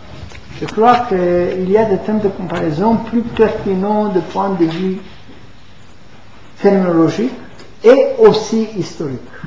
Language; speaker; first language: French; non-native, fluent; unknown